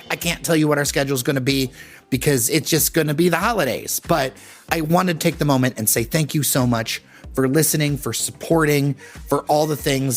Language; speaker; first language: English; native; English